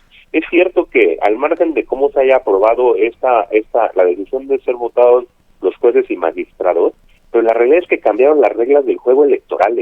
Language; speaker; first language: Spanish; native; Spanish